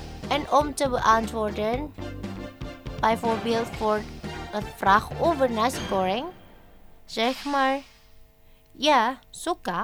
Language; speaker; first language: Dutch; non-native, learner; Indonesian